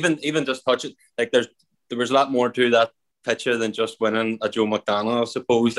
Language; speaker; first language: English; native; English